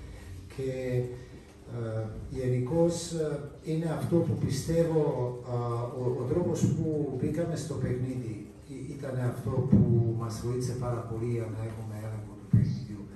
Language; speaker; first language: Greek; non-native, fluent; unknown